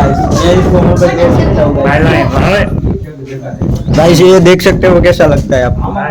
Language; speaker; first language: Hindi; non-native, local second language; Gujarati